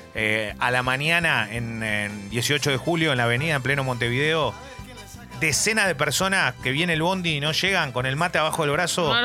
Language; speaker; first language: Spanish; native; Spanish